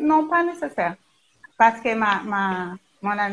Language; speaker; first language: French; non-native, learner; Portuguese